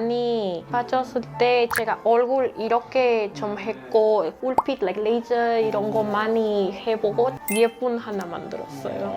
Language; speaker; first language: Korean; non-native, learner; Spanish